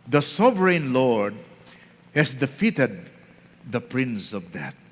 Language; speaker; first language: English; non-native, local second language; Filipino